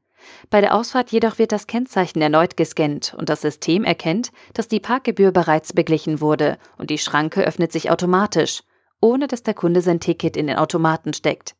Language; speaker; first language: German; native; German